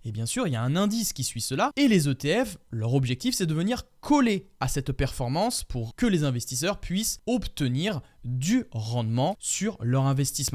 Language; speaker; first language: French; native; French